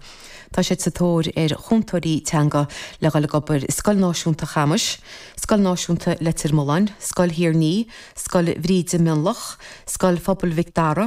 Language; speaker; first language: Irish; native; Irish